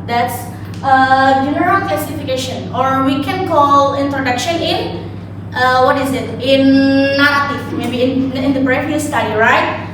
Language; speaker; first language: English; non-native, learner; Indonesian